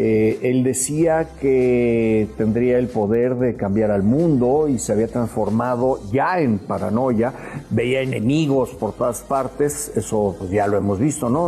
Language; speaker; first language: Spanish; native; Spanish